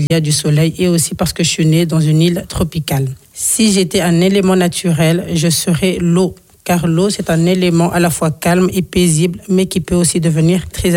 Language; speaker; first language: French; non-native, local second language; Comorian